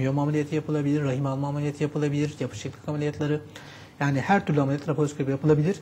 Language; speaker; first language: Turkish; native; Turkish